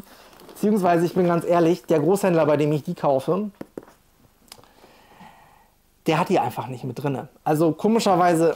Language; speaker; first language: German; native; German